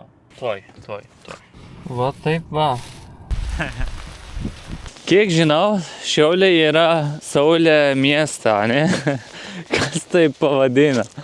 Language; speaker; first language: Lithuanian; non-native, learner; Turkish